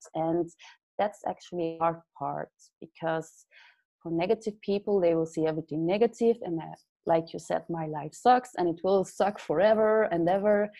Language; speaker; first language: English; non-native, fluent; Dutch